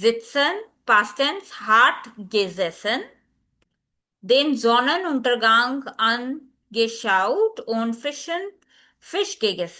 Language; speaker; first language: German; non-native, learner; Hindi